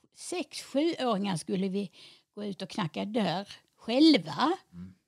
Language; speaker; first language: Swedish; native; Swedish